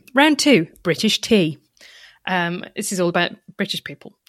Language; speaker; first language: English; native; English